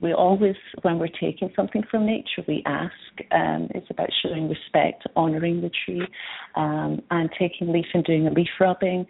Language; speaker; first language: English; native; English